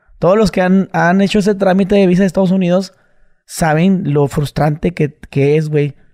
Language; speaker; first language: Spanish; native; Spanish